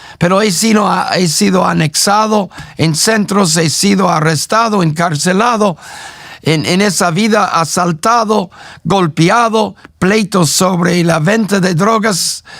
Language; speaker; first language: Spanish; non-native, fluent; English